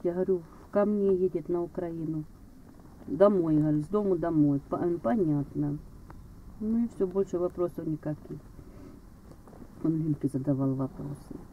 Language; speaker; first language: Russian; native; Russian